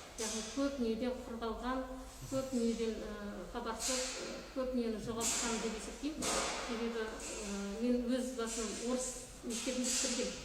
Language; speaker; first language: Kazakh; native; Kazakh